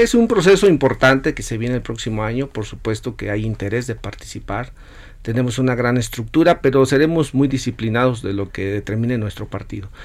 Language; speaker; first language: Spanish; native; Spanish